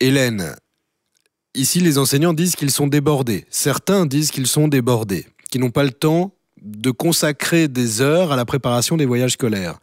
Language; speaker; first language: French; native; French